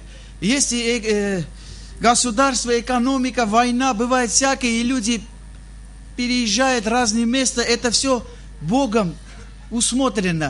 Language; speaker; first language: Russian; non-native, fluent; Armenian